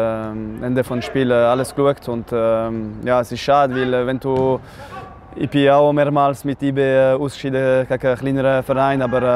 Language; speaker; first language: German; non-native, local second language; French